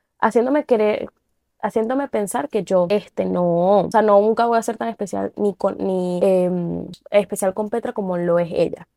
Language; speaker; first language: Spanish; native; Spanish